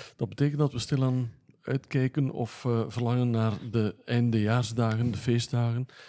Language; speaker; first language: Dutch; native; Dutch